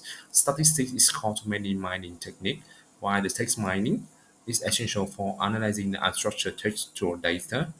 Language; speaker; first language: English; non-native, learner; Vietnamese